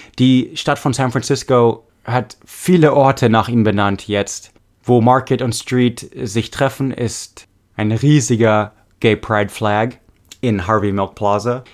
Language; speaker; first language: German; non-native, fluent; English